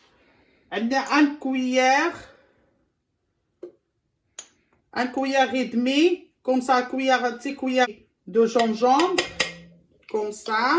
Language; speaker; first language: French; non-native, learner; Arabic